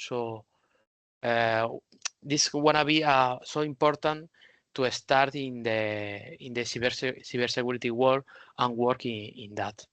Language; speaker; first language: English; non-native, learner; Spanish